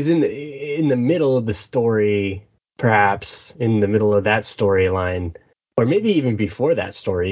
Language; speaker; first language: English; native; English